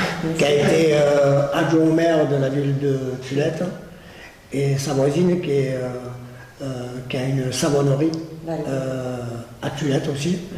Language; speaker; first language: French; native; French